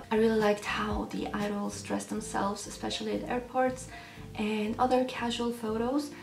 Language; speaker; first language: English; non-native, fluent; German